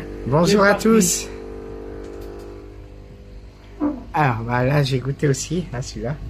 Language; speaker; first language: French; native; French